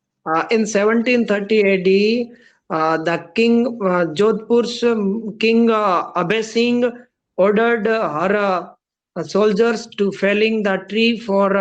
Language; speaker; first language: English; non-native, learner; Rajasthani